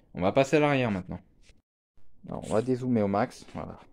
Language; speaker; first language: French; native; French